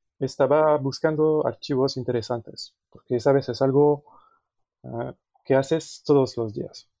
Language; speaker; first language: Spanish; non-native, fluent; French